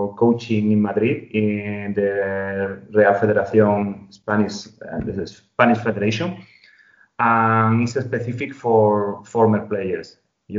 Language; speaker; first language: English; non-native, fluent; Spanish